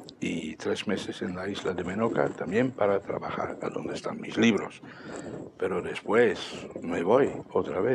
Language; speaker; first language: Spanish; non-native, fluent; Dutch